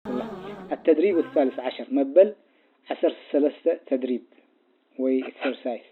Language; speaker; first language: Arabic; non-native, fluent; Tigrinya